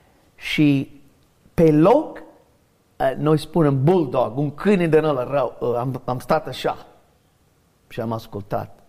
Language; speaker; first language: Romanian; non-native, learner; English